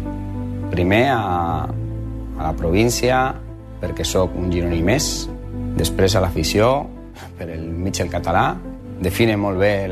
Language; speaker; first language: Catalan; non-native, local second language; Spanish